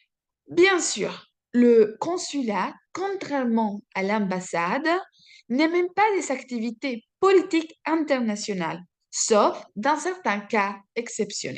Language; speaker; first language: French; non-native, fluent; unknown